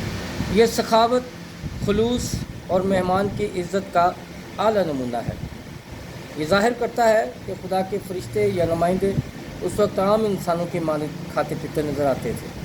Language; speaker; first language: Urdu; native; Urdu